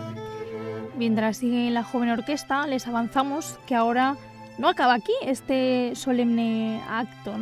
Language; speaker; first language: Spanish; native; Spanish